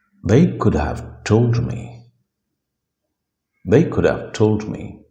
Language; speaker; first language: English; non-native, local second language; Malayalam